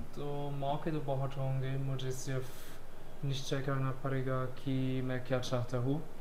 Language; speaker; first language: Hindi; non-native, fluent; German